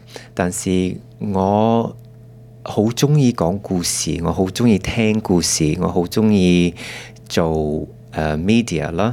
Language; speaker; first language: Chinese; early bilingual, heritage; Cantonese